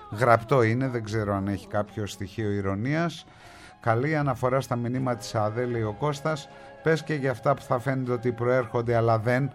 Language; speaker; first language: Greek; native; Greek